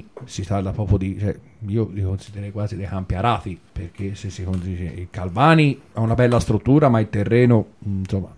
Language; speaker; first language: Italian; native; Italian